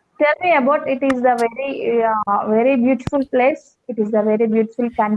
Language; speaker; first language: English; non-native, learner; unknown